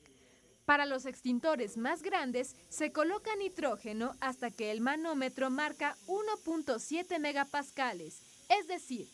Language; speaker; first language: Spanish; native; Spanish